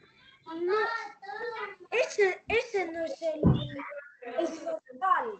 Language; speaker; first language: Spanish; early bilingual, heritage; Spanish